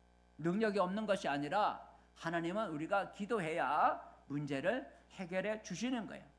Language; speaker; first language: Korean; native; Korean